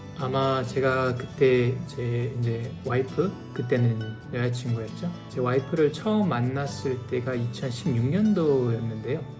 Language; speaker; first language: Korean; native; Korean